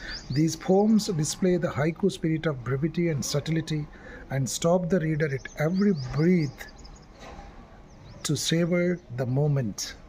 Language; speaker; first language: English; non-native, local second language; Telugu